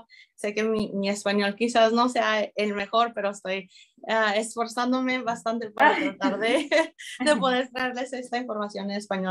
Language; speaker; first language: Spanish; early bilingual, heritage; Spanish